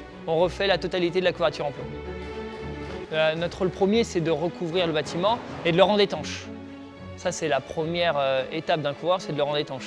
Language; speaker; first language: French; native; French